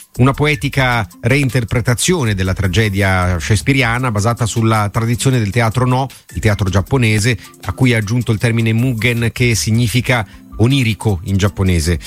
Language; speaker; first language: Italian; native; Italian